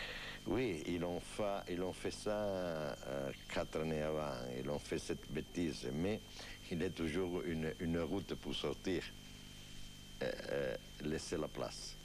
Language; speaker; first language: French; non-native, fluent; Italian